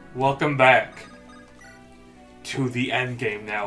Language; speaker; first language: English; native; English